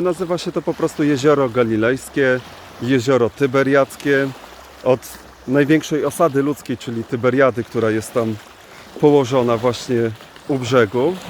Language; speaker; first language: Polish; native; Polish